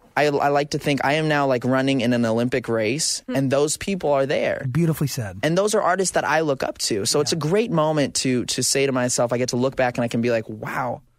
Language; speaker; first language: English; native; English